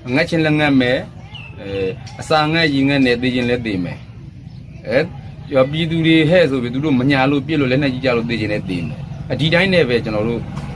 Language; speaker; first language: Burmese; native; Burmese